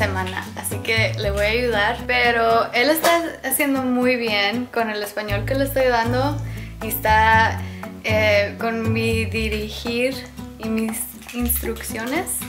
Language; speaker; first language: Spanish; early bilingual, heritage; English